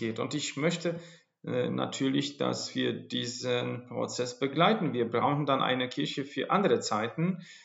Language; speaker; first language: German; non-native, fluent; Polish